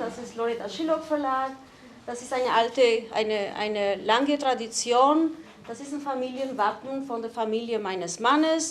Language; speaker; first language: German; non-native, fluent; Albanian